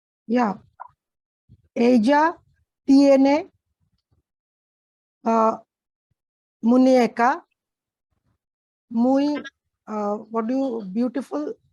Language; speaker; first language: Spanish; non-native, learner; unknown